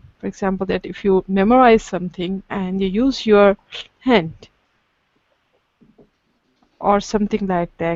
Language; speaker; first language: English; non-native, learner; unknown